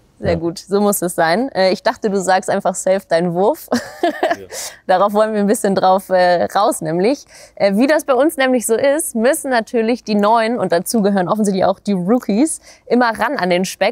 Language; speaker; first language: German; native; German